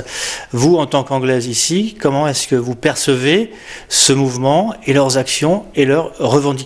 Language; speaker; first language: French; native; French